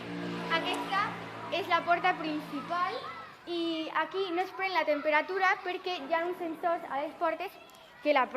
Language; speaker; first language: Catalan; non-native, learner; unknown